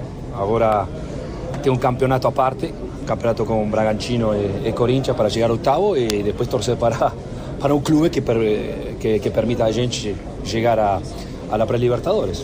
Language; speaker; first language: Portuguese; non-native, fluent; Spanish